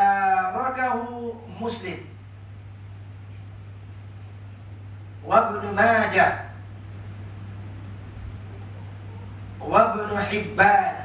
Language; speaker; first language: Arabic; non-native, fluent; Malay